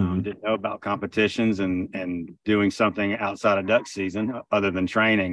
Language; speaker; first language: English; native; English